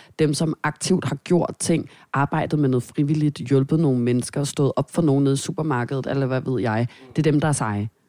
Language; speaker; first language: Danish; native; Danish